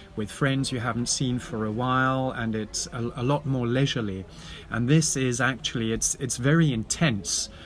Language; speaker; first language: English; native; English